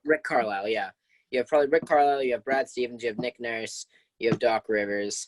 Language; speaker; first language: English; native; English